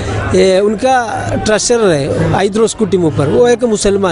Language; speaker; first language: Hindi; non-native, local second language; Malayalam